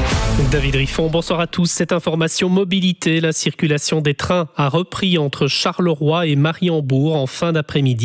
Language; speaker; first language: French; native; French